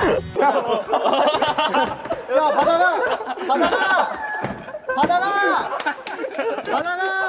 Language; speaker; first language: Korean; native; Korean